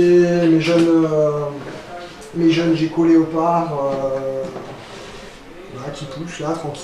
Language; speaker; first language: French; native; French